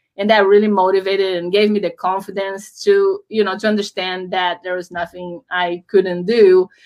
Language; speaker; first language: English; non-native, fluent; Portuguese